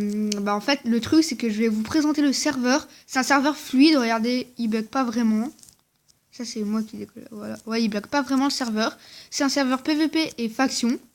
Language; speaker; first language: French; native; French